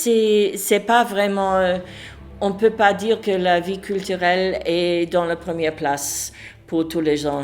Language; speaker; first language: French; non-native, fluent; English